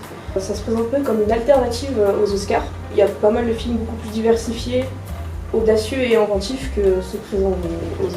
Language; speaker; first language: French; native; French